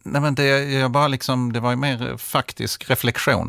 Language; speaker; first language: Swedish; native; Swedish